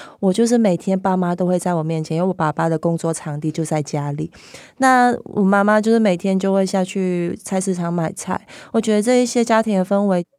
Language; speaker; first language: Chinese; non-native, local second language; Cantonese